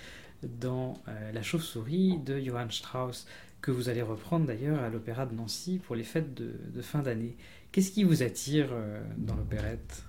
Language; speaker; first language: French; native; French